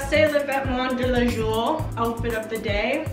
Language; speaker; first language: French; non-native, local second language; English